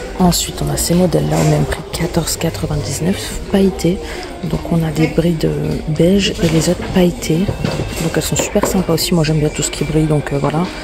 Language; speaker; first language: French; native; French